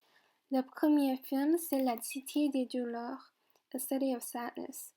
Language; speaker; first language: French; non-native, fluent; Chinese